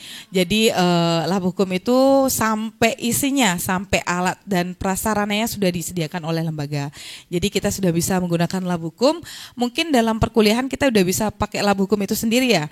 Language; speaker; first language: Indonesian; native; Indonesian